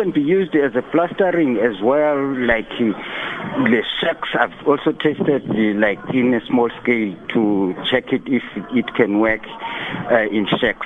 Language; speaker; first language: English; non-native, local second language; Xhosa